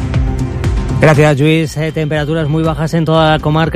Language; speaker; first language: Spanish; native; Spanish